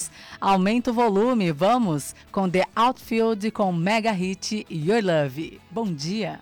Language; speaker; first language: Portuguese; native; Portuguese